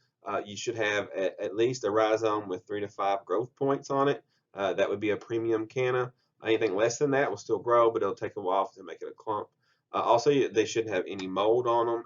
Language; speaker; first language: English; native; English